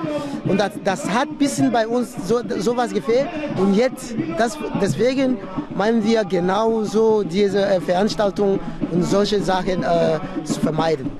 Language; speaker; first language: German; non-native, fluent; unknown